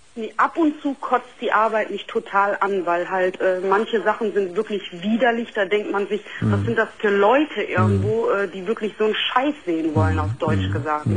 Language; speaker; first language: German; early bilingual, other home language; Arabic